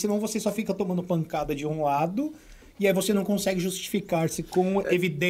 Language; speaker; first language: Portuguese; native; Portuguese